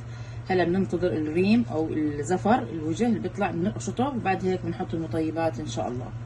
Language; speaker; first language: Arabic; native; Arabic